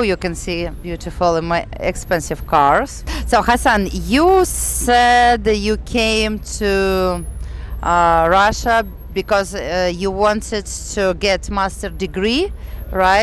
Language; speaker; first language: English; non-native, fluent; Russian